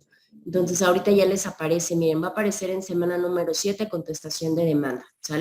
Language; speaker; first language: Spanish; native; Spanish